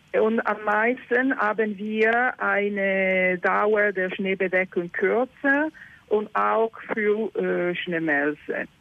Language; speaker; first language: German; non-native, learner; Italian